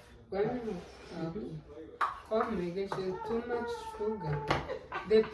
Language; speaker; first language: English; non-native, learner; Kinyarwanda